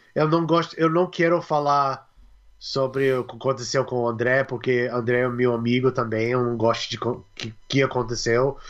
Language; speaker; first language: Portuguese; non-native, learner; English